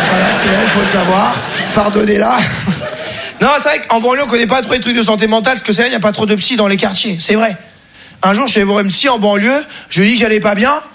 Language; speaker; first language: French; native; French